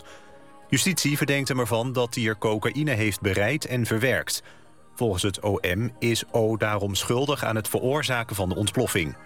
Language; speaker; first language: Dutch; native; Dutch